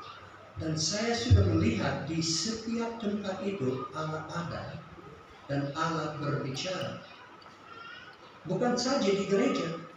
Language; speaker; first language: Indonesian; non-native, fluent; English